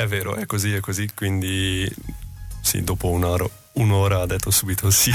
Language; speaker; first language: Italian; non-native, learner; Dutch